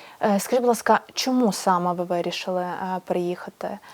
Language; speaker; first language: Ukrainian; native; Ukrainian